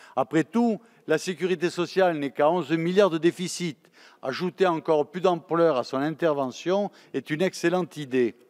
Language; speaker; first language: French; native; French